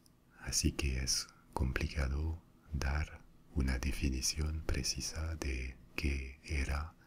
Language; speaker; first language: Spanish; non-native, fluent; French